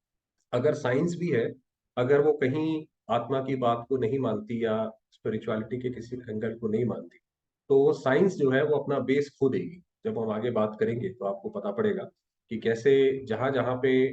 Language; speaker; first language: Hindi; native; Hindi